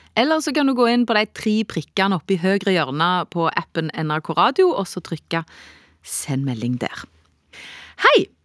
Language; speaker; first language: Norwegian; native; Norwegian